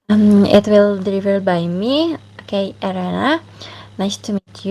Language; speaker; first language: English; non-native, learner; Indonesian